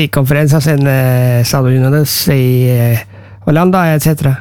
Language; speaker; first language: Spanish; non-native, learner; Norwegian